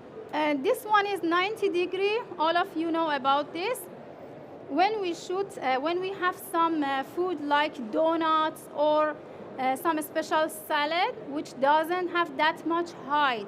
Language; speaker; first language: English; non-native, fluent; Persian